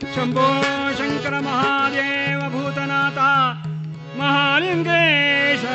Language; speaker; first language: Kannada; non-native, local second language; Malayalam